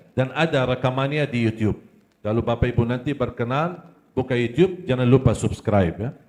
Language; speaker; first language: Malay; non-native, fluent; Arabic